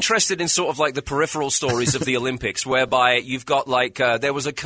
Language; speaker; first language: English; native; English